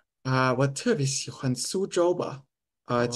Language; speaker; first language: Chinese; non-native, fluent; German